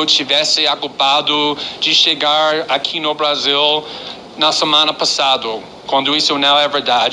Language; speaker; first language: Portuguese; non-native, fluent; English